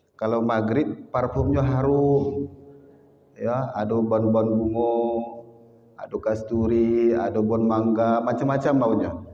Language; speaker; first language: Malay; non-native, local second language; Minangkabau